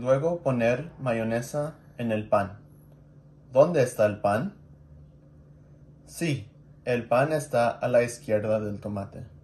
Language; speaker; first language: Spanish; non-native, learner; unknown